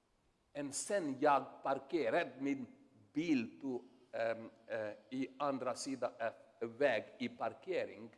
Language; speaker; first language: Swedish; non-native, learner; Urdu